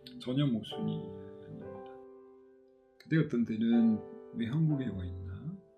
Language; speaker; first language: Korean; non-native, fluent; French